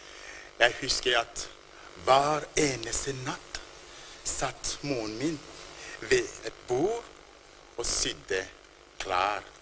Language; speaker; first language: Norwegian; non-native, fluent; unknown